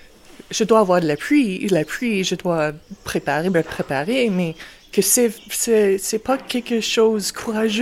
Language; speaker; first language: French; non-native, fluent; English